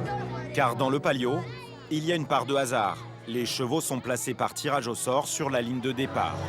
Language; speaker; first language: French; native; French